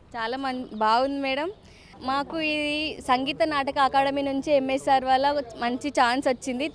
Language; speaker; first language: Telugu; native; Telugu